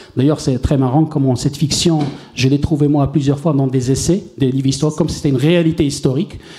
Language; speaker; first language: French; non-native, local second language; Arabic